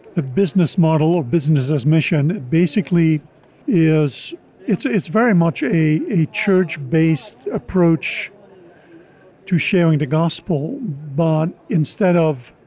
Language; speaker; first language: English; non-native, fluent; Dutch